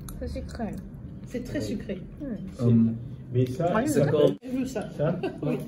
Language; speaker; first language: French; non-native, learner; Korean